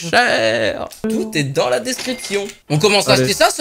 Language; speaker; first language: French; native; French